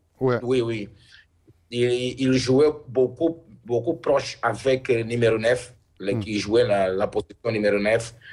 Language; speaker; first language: French; non-native, learner; Portuguese